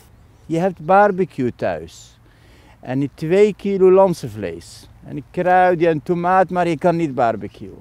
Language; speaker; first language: Dutch; non-native, fluent; Arabic